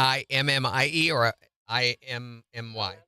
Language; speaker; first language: English; native; English